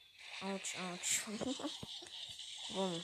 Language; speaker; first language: German; native; German